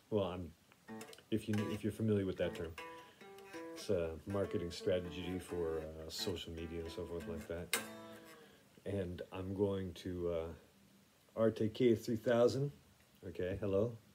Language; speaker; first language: English; native; English